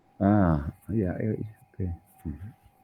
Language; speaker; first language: English; non-native, learner; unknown